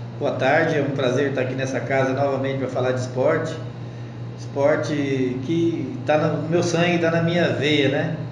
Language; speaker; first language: Portuguese; native; Portuguese